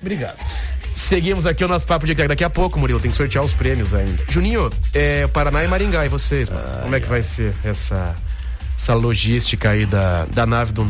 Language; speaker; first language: Portuguese; native; Portuguese